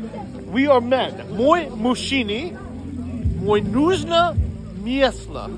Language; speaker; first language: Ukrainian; non-native, learner; English